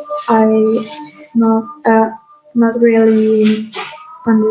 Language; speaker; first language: English; non-native, learner; Indonesian